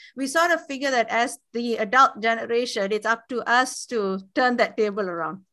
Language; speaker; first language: English; non-native, local second language; Tamil